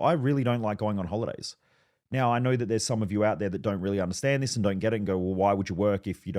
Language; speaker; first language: English; native; English